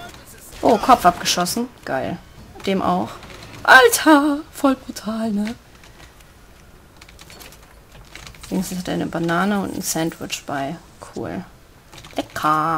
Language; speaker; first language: German; native; German